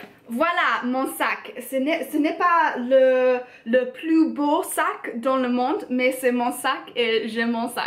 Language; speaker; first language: French; non-native, learner; English